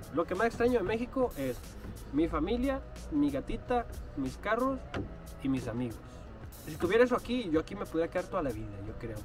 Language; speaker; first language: Spanish; native; Spanish